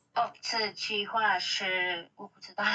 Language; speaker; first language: Chinese; non-native, learner; Indonesian